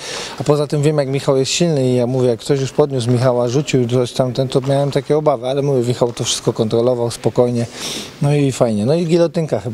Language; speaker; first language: Polish; native; Polish